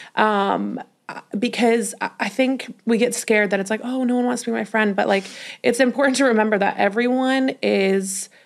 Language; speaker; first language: English; native; English